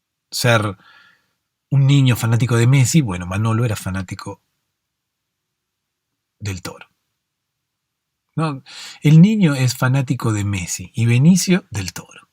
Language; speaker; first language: Spanish; native; Spanish